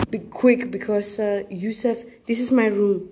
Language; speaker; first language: English; non-native, fluent; Dutch